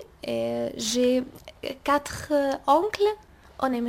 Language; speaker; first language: French; non-native, learner; Arabic